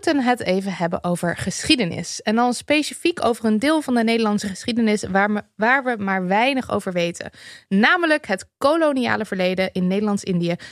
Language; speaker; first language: Dutch; native; Dutch